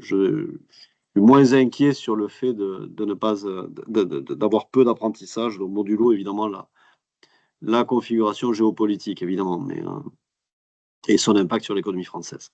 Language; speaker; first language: French; native; French